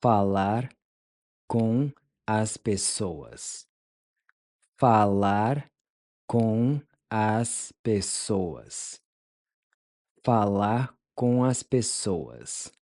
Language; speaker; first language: Portuguese; non-native, fluent; English